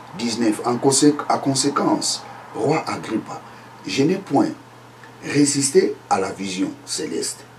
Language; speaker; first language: French; non-native, local second language; Lingala